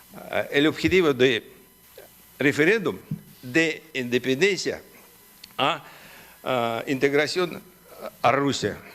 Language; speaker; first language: Spanish; non-native, fluent; Russian